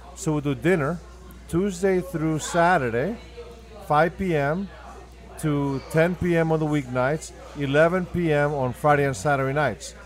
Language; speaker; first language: English; early bilingual, other home language; Spanish